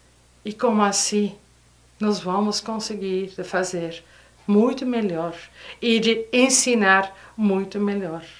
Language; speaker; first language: Portuguese; non-native, fluent; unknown